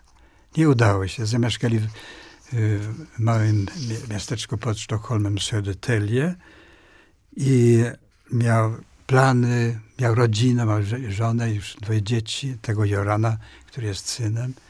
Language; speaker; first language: Polish; non-native, fluent; Swedish